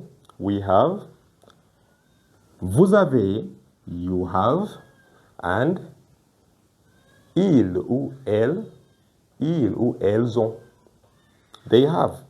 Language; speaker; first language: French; non-native, fluent; Ganda